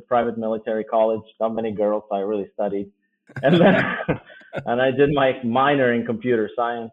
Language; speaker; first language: English; non-native, fluent; Albanian